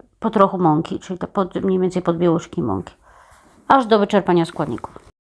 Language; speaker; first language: Polish; native; Polish